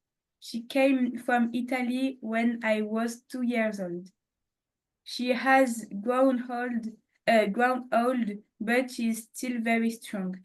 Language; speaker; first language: English; non-native, learner; French